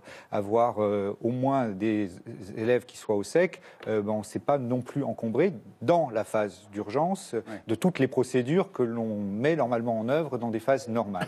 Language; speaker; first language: French; native; French